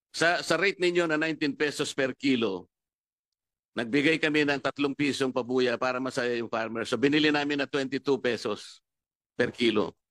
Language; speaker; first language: Filipino; non-native, local second language; Pampanga